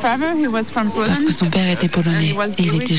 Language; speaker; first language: French; native; French